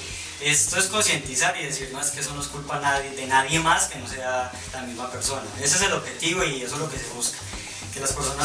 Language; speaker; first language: Spanish; native; Spanish